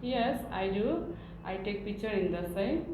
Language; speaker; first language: English; non-native, learner; Nepali